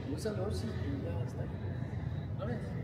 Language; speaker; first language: Spanish; non-native, learner; Swedish